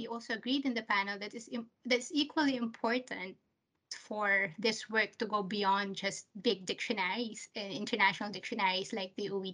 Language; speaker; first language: English; non-native, local second language; Filipino